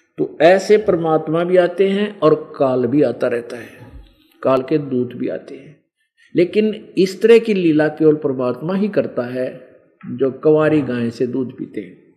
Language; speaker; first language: Hindi; native; Hindi